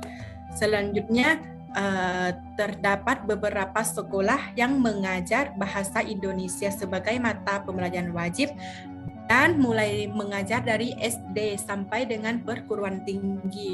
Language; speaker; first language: Indonesian; non-native, fluent; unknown